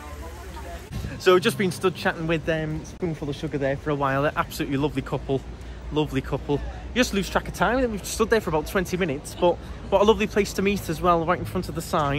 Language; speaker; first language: English; native; English